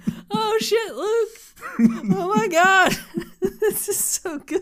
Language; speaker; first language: English; native; English